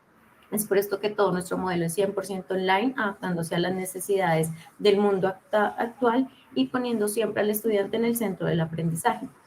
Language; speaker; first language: Spanish; native; Spanish